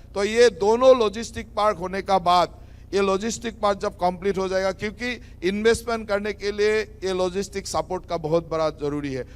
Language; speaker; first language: Hindi; non-native, local second language; Assamese